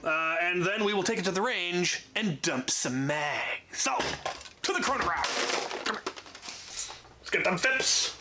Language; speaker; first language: English; native; English